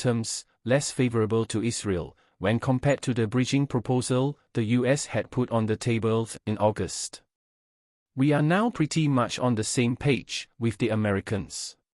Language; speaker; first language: English; non-native, fluent; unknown